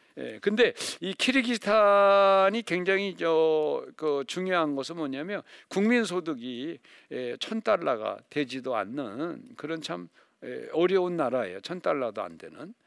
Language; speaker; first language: Korean; native; Korean